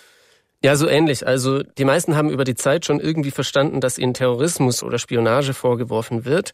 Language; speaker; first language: German; native; German